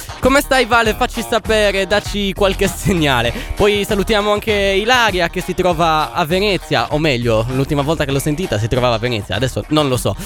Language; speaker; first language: Italian; native; Italian